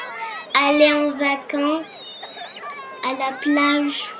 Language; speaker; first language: French; early bilingual, heritage; French